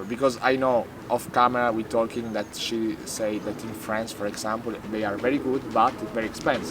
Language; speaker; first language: English; non-native, learner; Italian